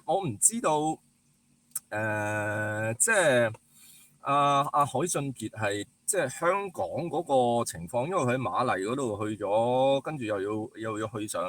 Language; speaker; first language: Cantonese; native; Cantonese